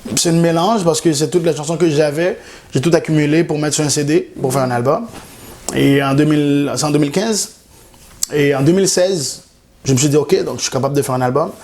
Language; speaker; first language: French; non-native, local second language; Haitian Creole